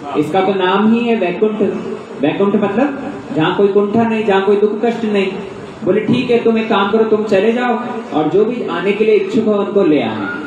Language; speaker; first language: Hindi; native; Hindi